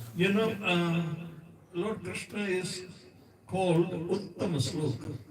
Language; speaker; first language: English; non-native, local second language; Hindi